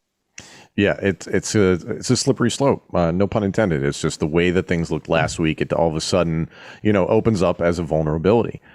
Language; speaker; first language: English; native; English